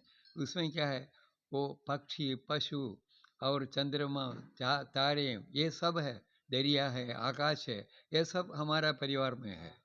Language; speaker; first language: Hindi; non-native, local second language; Malayalam